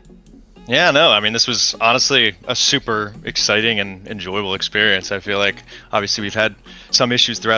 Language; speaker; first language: English; native; English